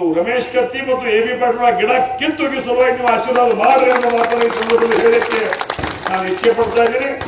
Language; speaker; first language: Kannada; native; Kannada